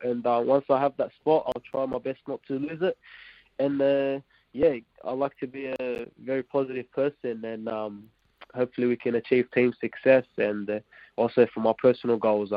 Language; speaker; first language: English; non-native, local second language; Arabic